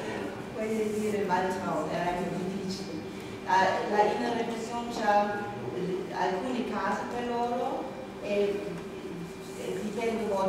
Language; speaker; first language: Italian; non-native, fluent; German